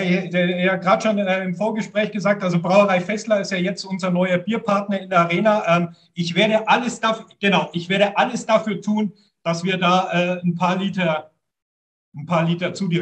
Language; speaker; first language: German; native; German